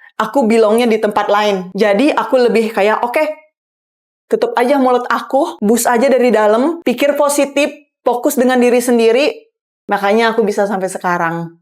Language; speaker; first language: Indonesian; native; Indonesian